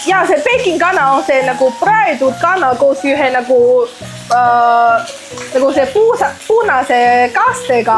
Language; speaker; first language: Estonian; non-native, learner; Chinese